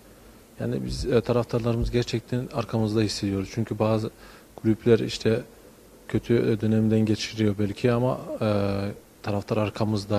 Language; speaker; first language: Turkish; early bilingual, heritage; Turkish